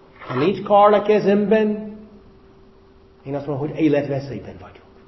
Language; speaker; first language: Hungarian; non-native, fluent; English